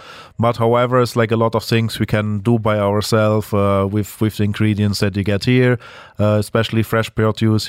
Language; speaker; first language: English; non-native, fluent; German